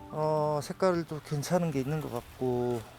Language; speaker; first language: Korean; native; Korean